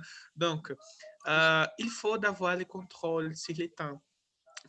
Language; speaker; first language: French; non-native, fluent; Portuguese